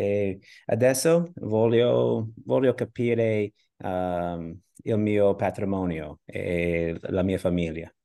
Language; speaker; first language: Italian; non-native, learner; English